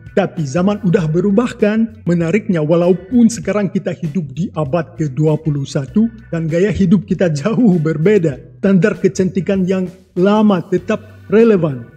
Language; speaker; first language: Indonesian; non-native, fluent; Russian